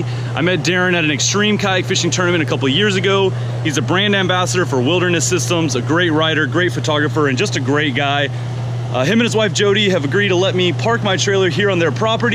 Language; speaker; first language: English; native; English